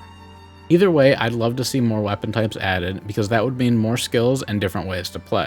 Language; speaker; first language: English; native; English